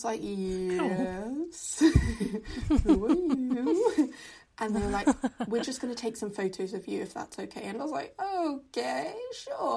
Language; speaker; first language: English; non-native, local second language; Cantonese